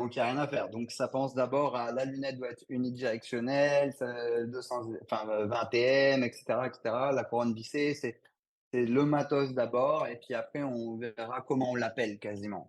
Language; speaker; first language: French; native; French